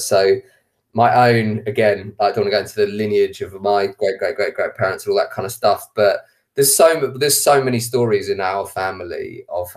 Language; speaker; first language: English; native; English